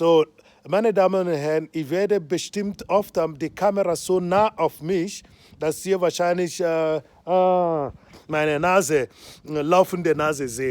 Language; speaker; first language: German; non-native, fluent; Igbo